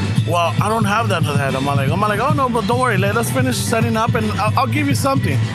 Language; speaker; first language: English; early bilingual, other home language; Spanish